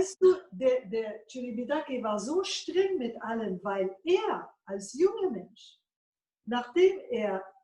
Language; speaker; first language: German; non-native, fluent; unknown